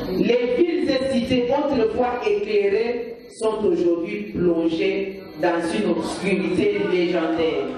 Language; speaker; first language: French; non-native, local second language; Lingala